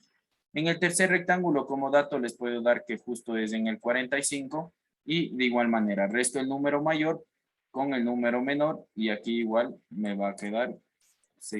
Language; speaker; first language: Spanish; native; Spanish